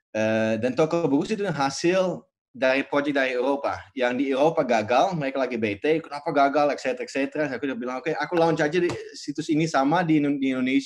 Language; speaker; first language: Indonesian; non-native, fluent; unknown